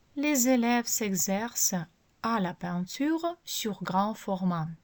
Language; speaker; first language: French; non-native, fluent; Ukrainian